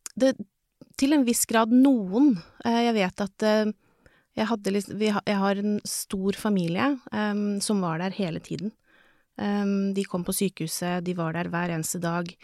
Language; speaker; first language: Norwegian; native; Norwegian